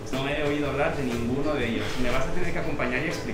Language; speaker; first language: Spanish; native; Spanish